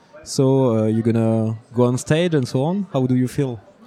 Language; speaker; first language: English; non-native, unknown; French